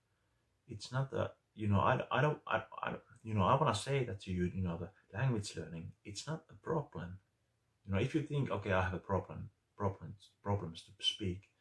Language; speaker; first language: English; non-native, fluent; Finnish